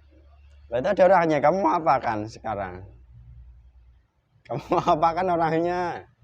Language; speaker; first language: Indonesian; native; Indonesian